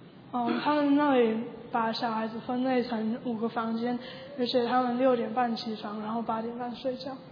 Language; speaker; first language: Chinese; early bilingual, heritage; Chinese